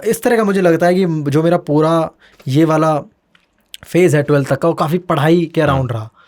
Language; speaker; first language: Hindi; native; Hindi